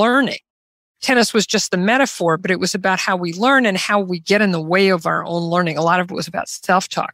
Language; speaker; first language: English; native; English